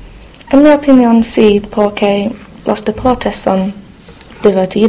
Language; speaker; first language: Spanish; non-native, learner; English